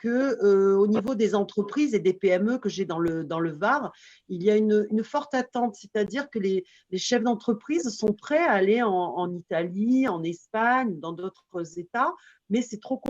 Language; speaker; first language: French; native; French